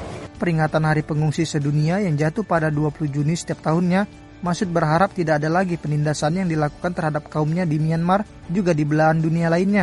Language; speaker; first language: Indonesian; native; Indonesian